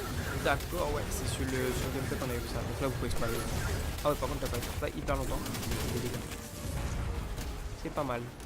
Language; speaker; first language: French; native; French